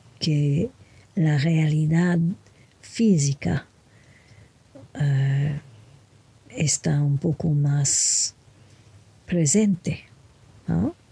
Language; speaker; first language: Spanish; non-native, fluent; French